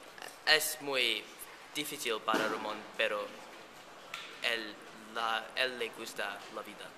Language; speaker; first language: Spanish; non-native, learner; English